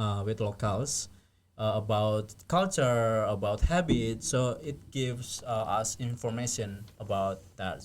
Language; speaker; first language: English; non-native, fluent; Indonesian